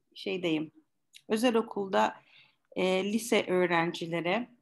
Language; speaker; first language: Turkish; early bilingual, heritage; Turkish